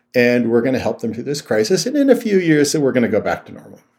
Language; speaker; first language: English; native; English